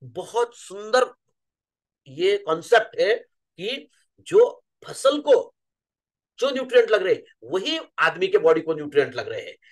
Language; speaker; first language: Hindi; non-native, local second language; Marathi